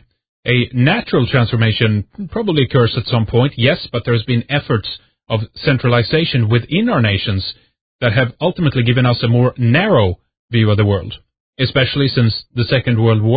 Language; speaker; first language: English; non-native, fluent; Swedish